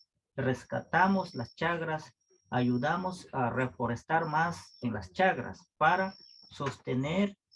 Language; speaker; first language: Spanish; non-native, local second language; Quechua